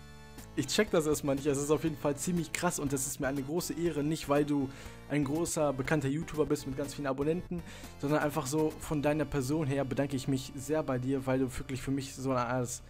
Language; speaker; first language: German; native; German